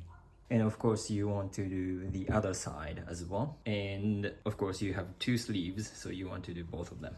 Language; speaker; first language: English; non-native, fluent; Japanese